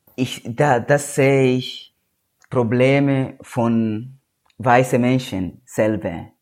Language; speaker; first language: German; non-native, learner; Swahili